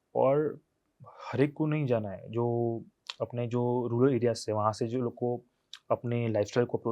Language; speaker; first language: Hindi; non-native, local second language; Gujarati